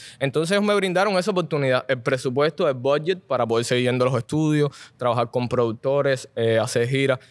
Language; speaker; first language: Spanish; native; Spanish